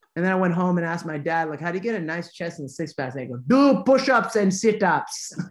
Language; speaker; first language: English; native; English